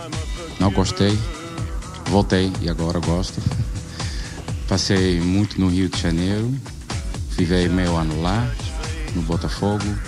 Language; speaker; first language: Portuguese; non-native, learner; Dutch